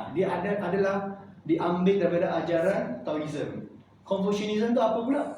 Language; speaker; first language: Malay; non-native, local second language; Chinese